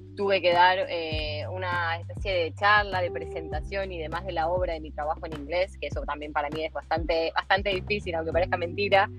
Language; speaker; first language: Spanish; native; Spanish